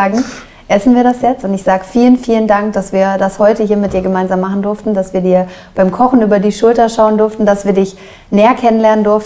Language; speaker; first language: German; native; German